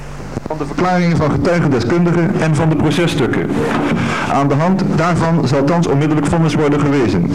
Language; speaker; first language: Dutch; native; Dutch